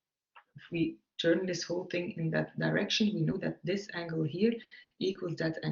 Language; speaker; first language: English; non-native, fluent; Dutch